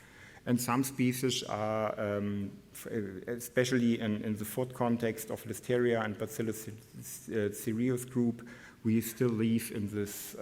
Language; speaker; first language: English; non-native, fluent; German